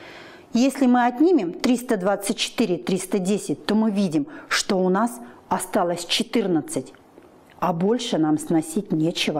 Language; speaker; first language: Russian; native; Russian